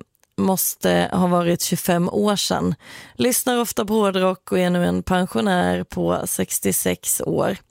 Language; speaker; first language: Swedish; native; Swedish